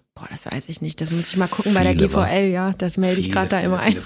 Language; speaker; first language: German; native; German